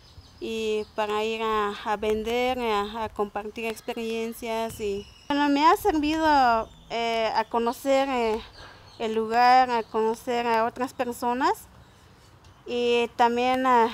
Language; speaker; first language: Spanish; non-native, local second language; Tzotzil